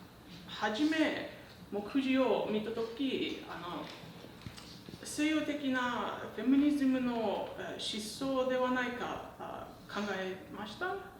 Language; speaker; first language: Japanese; non-native, learner; English